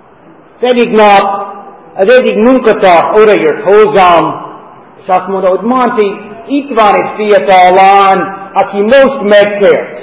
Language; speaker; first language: Hungarian; non-native, fluent; English